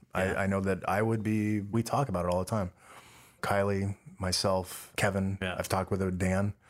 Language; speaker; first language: English; early bilingual, other home language; Dutch